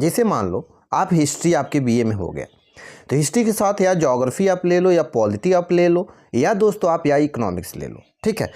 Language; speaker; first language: Hindi; native; Hindi